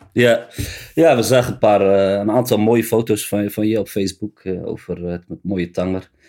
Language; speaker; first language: Dutch; early bilingual, other home language; Riffian